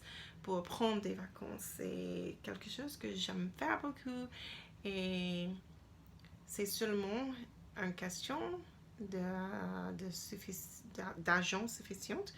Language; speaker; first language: French; non-native, learner; English